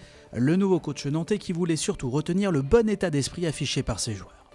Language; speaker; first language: French; native; French